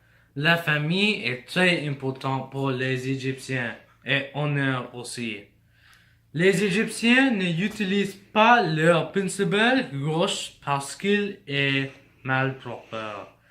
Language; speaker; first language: French; non-native, learner; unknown